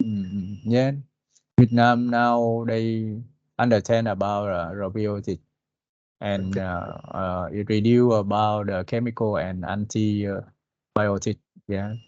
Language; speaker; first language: English; non-native, learner; Vietnamese